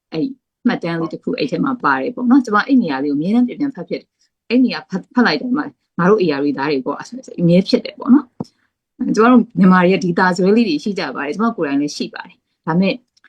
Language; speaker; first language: Burmese; native; Burmese